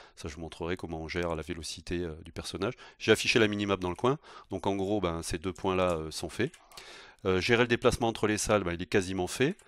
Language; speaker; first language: French; native; French